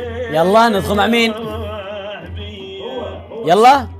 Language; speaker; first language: Arabic; native; Arabic